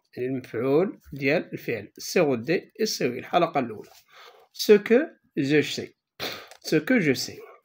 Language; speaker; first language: French; non-native, local second language; Arabic